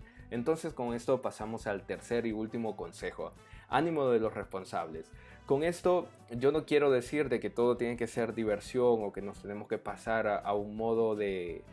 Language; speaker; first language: Spanish; native; Spanish